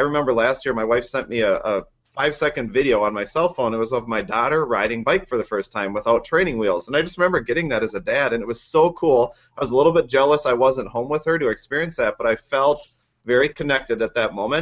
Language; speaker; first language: English; native; English